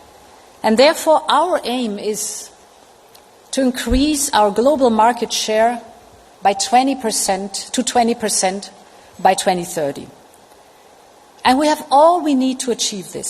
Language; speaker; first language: English; non-native, fluent; German